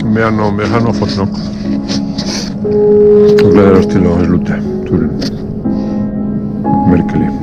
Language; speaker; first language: Norwegian; non-native, fluent; Spanish